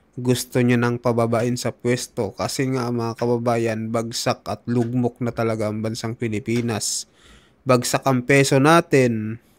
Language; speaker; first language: Filipino; native; Filipino